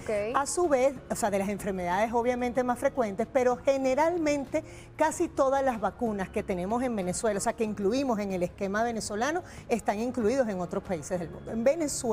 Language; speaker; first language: Spanish; native; Spanish